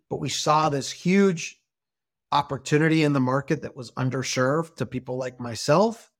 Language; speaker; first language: English; non-native, fluent; Spanish